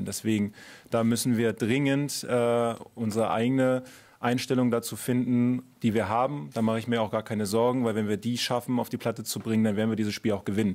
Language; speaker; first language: German; native; German